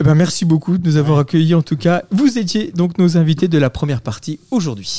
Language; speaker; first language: French; native; French